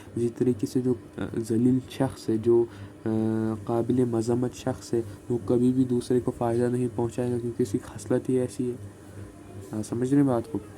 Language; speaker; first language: Urdu; non-native, local second language; Kashmiri